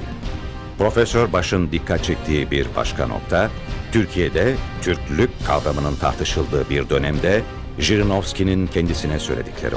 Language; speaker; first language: Turkish; native; Turkish